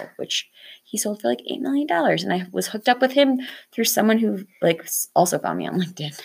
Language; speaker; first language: English; native; English